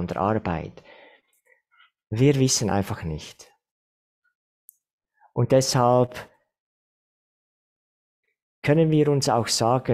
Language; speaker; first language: German; non-native, fluent; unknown